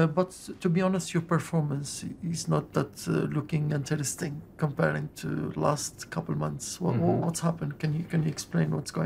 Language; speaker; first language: English; non-native, fluent; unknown